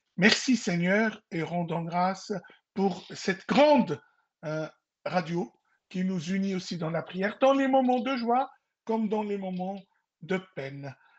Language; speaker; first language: French; non-native, local second language; Arabic